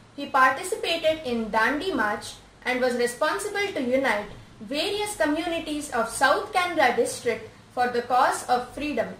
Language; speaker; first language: English; non-native, local second language; Konkani